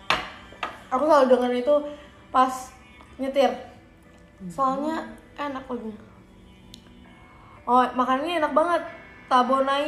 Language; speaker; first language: Indonesian; native; Indonesian